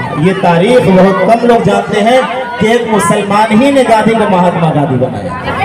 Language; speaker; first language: Urdu; native; Urdu